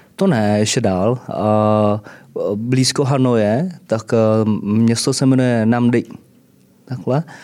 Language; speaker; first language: Czech; early bilingual, other home language; Vietnamese